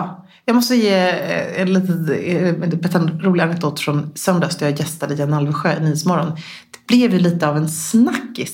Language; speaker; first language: Swedish; native; Swedish